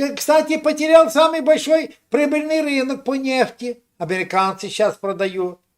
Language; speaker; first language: Russian; non-native, local second language; Ukrainian